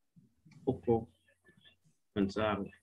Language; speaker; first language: Spanish; non-native, learner; English